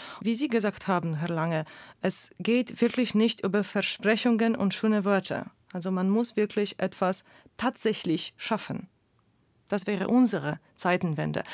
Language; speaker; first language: German; non-native, fluent; Polish